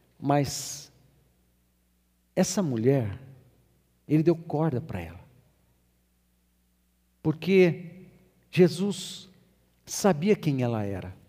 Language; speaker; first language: Portuguese; native; Portuguese